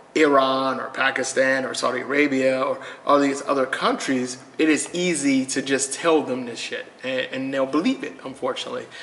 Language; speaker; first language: English; native; English